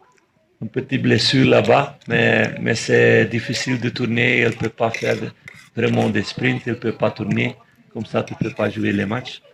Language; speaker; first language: French; non-native, fluent; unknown